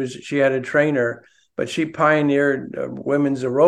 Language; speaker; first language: English; native; English